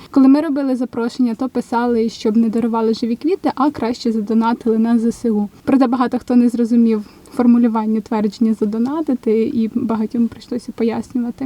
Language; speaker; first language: Ukrainian; non-native, local second language; Russian